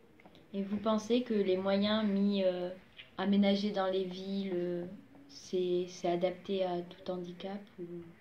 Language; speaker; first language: French; native; French